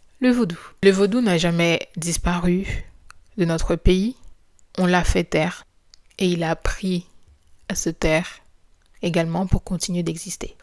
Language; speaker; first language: French; non-native, local second language; Haitian Creole